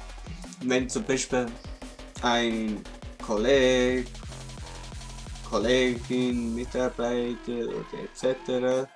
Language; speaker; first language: German; non-native, local second language; Swiss German